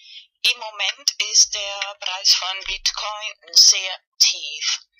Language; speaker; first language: German; non-native, fluent; Spanish